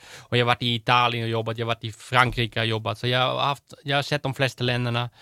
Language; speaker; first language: Swedish; non-native, fluent; Dutch